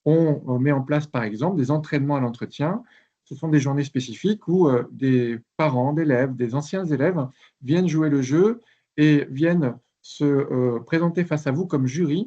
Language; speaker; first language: French; native; French